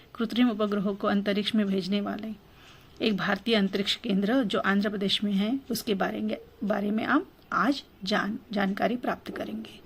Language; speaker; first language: Hindi; non-native, local second language; Telugu